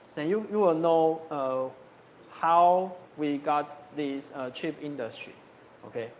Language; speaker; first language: English; non-native, fluent; Chinese